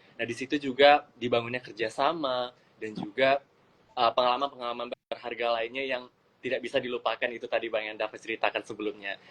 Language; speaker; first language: Indonesian; native; Indonesian